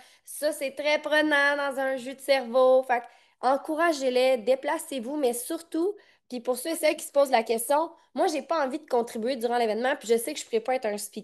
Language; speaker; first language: French; native; French